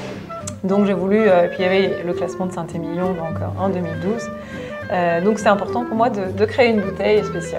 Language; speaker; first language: French; native; French